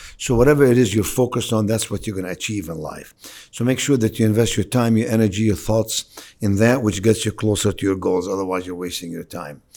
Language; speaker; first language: English; non-native, fluent; Arabic